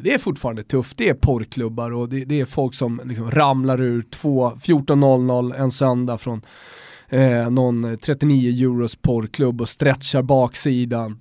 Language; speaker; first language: Swedish; native; Swedish